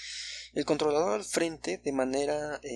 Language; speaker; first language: Spanish; native; Spanish